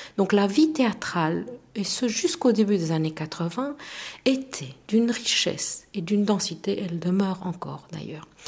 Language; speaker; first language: French; non-native, fluent; Romanian